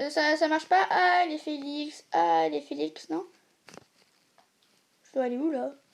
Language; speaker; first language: French; native; French